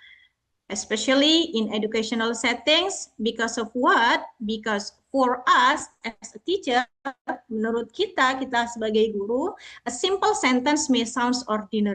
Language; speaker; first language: English; non-native, fluent; Indonesian